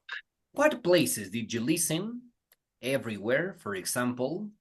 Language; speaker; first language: English; non-native, fluent; Spanish